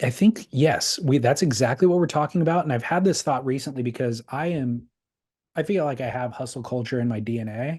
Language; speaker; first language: English; native; English